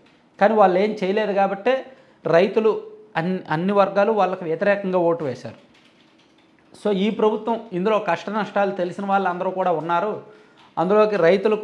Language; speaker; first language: Telugu; native; Telugu